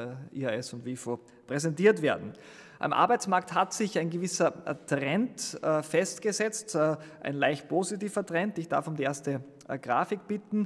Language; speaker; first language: German; native; German